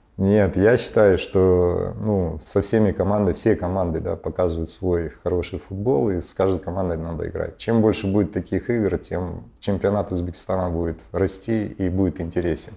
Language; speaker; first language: Russian; native; Russian